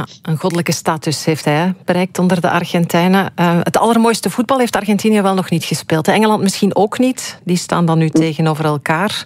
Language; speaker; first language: Dutch; native; Dutch